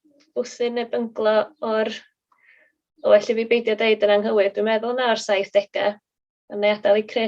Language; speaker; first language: Welsh; native; Welsh